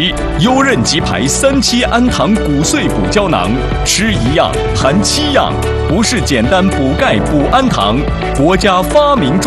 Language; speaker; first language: Chinese; native; Chinese